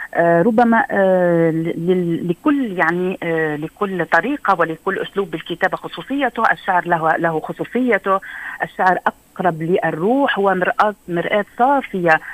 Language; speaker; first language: Arabic; native; Arabic